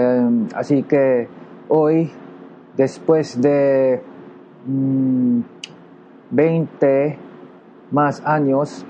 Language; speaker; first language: Spanish; non-native, learner; Japanese